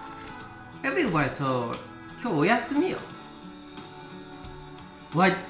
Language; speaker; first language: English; non-native, learner; Japanese